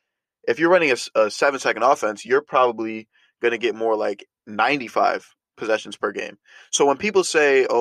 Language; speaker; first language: English; native; English